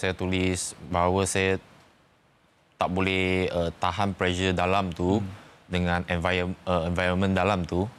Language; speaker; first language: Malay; non-native, local second language; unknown